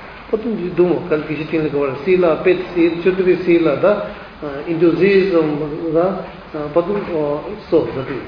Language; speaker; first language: Russian; non-native, learner; Tibetan